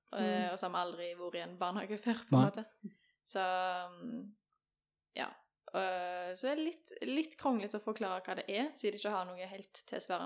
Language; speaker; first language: Norwegian; native; Norwegian